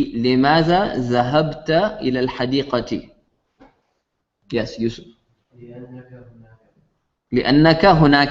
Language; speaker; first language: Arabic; non-native, fluent; English